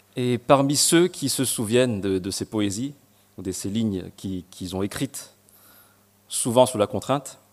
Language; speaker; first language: French; non-native, local second language; Malagasy